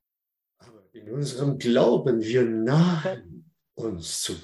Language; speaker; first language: German; non-native, learner; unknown